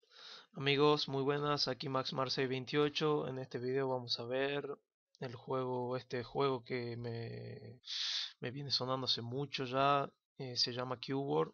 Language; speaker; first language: Spanish; native; Spanish